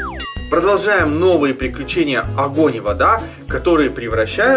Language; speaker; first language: Russian; native; Russian